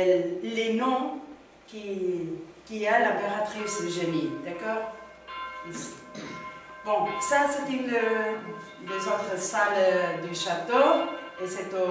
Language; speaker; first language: French; non-native, learner; Spanish